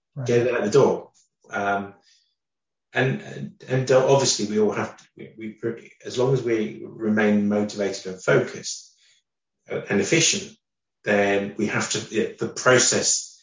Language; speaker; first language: English; native; English